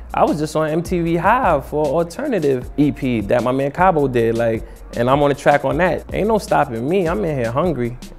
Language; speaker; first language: English; native; English